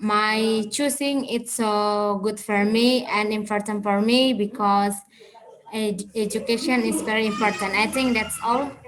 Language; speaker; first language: English; non-native, learner; Indonesian